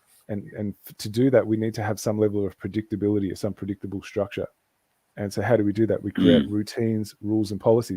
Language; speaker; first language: English; native; English